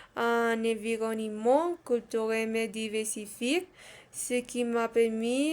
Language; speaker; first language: French; non-native, learner; Spanish